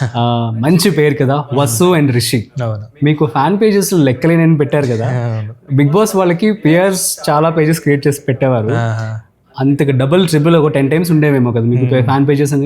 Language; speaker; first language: Telugu; native; Telugu